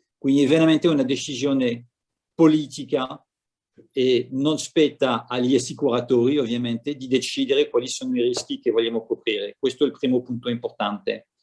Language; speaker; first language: Italian; non-native, fluent; French